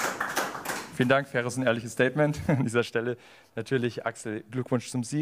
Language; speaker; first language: German; native; German